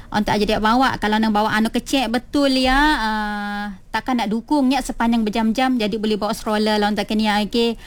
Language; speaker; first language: Malay; non-native, local second language; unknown